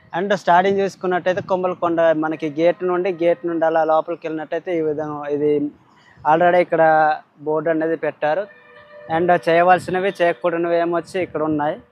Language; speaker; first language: Telugu; non-native, local second language; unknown